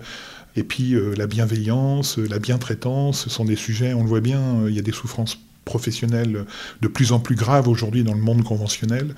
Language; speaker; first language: French; native; French